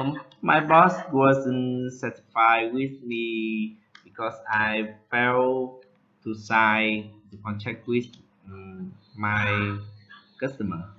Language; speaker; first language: English; non-native, learner; Vietnamese